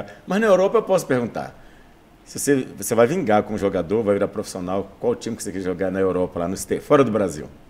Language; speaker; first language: Portuguese; native; Portuguese